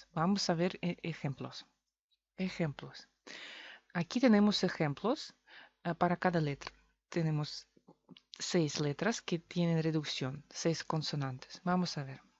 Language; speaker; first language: Spanish; non-native, fluent; Russian